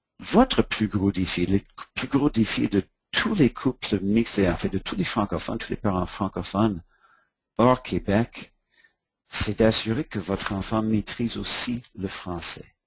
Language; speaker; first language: French; non-native, local second language; English